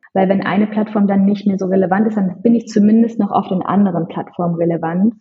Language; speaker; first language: German; native; German